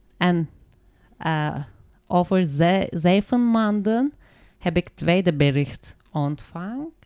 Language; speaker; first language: Dutch; non-native, learner; Turkish